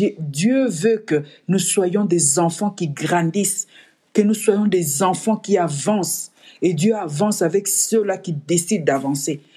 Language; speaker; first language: French; non-native, local second language; Lingala